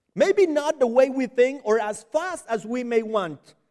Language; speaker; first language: English; non-native, fluent; Spanish